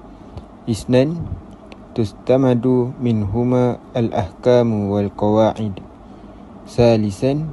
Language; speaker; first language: Arabic; non-native, learner; Malay